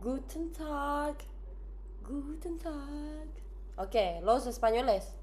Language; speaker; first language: Spanish; non-native, learner; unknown